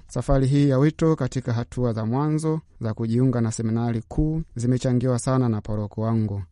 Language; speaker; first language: Swahili; native; Swahili